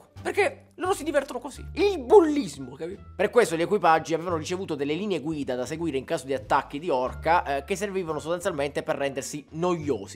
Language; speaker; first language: Italian; native; Italian